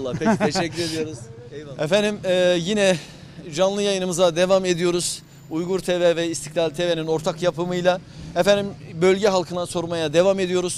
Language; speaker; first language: Turkish; native; Turkish